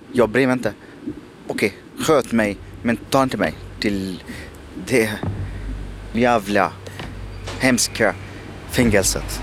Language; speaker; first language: Swedish; non-native, fluent; Arabic